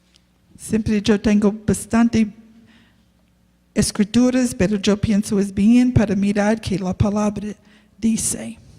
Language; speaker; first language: Spanish; non-native, learner; English